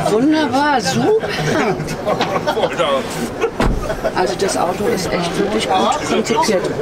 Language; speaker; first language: German; native; German